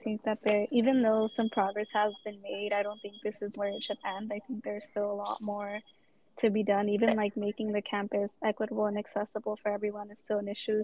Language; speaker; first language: English; native; English